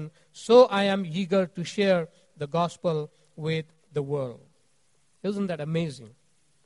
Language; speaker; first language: English; non-native, local second language; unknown